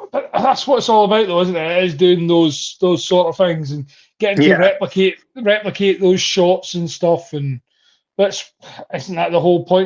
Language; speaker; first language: English; native; English